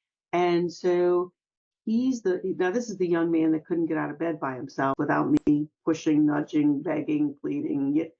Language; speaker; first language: English; native; English